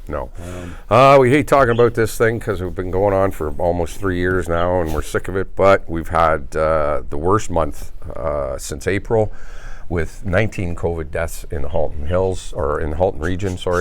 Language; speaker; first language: English; native; English